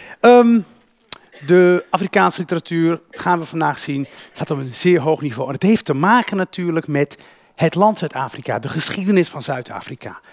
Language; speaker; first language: Dutch; early bilingual, other home language; Berber languages